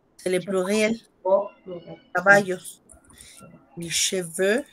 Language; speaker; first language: French; non-native, fluent; Spanish